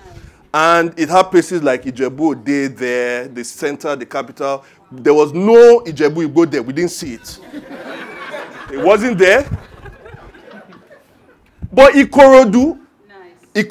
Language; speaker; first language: English; non-native, local second language; Yoruba